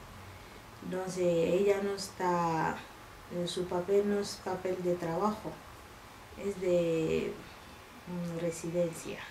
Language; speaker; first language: Spanish; non-native, fluent; Bambara